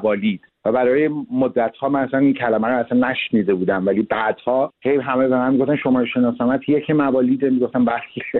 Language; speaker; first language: Persian; early bilingual, heritage; Persian